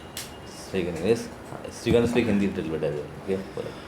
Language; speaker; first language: English; non-native, local second language; Hindi